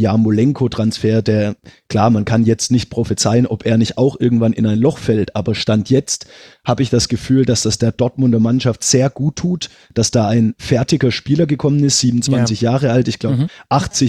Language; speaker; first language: German; native; German